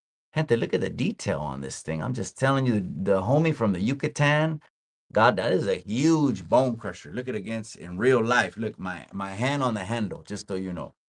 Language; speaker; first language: English; early bilingual, other home language; Spanish